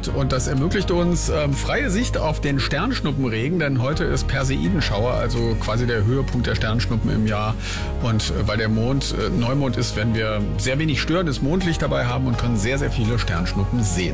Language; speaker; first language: German; native; German